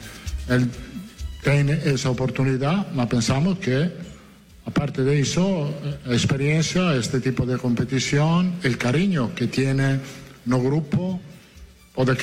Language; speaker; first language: Spanish; non-native, fluent; Italian